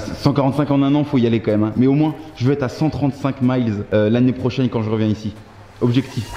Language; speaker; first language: French; native; French